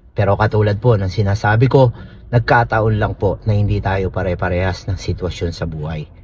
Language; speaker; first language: Filipino; native; Filipino